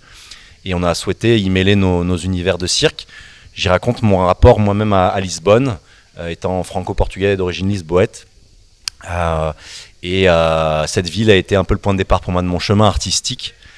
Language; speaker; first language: French; native; French